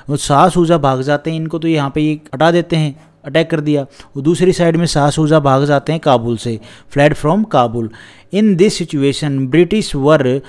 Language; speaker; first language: Hindi; native; Hindi